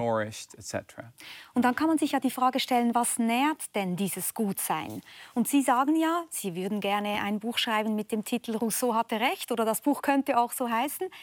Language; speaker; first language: German; native; German